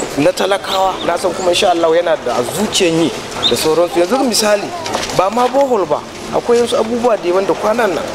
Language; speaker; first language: Hausa; native; Hausa